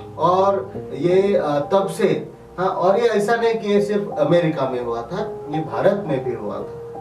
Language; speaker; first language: Hindi; non-native, local second language; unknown